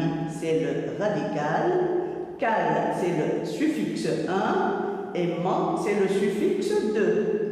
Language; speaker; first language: French; non-native, local second language; Arabic